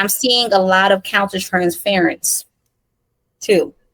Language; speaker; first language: English; native; English